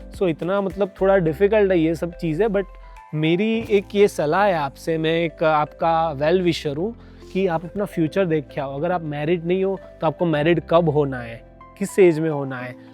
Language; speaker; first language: Hindi; non-native, local second language; Gujarati